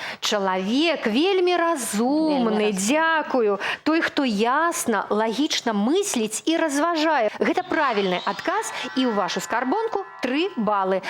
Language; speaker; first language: Belarusian; native; Belarusian